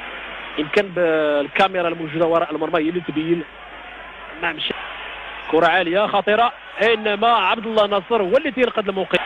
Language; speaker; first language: Arabic; native; Arabic